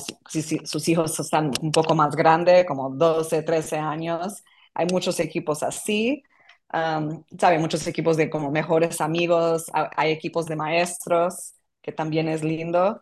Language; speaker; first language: Spanish; non-native, fluent; English